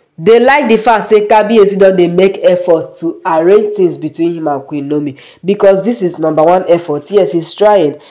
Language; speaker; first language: Nigerian Pidgin; non-native, local second language; Yoruba